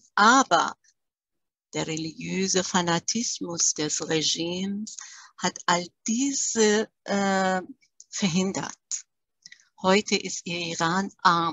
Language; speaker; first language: German; early bilingual, other home language; Persian